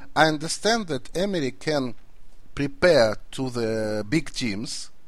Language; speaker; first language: English; non-native, fluent; Russian